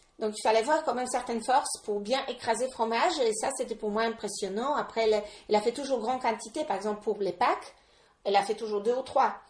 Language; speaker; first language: French; non-native, fluent; Polish